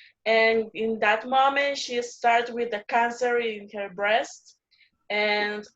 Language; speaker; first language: English; non-native, learner; Spanish